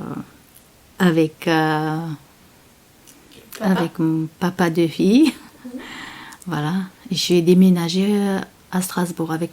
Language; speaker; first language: French; non-native, learner; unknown